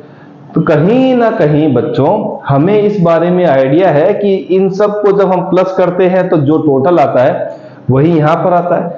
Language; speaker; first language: Hindi; native; Hindi